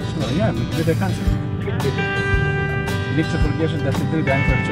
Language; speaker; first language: German; non-native, fluent; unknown